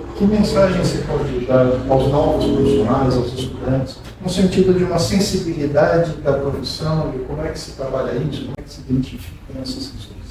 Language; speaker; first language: Portuguese; native; Portuguese